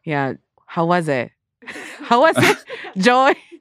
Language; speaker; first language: English; non-native, learner; Japanese